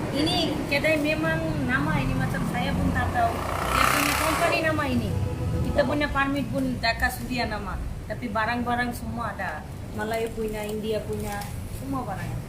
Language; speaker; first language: Malay; non-native, learner; Bangla